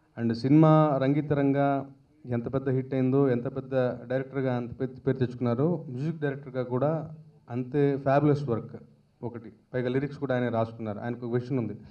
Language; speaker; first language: Telugu; native; Telugu